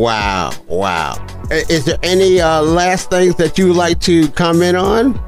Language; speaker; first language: English; native; English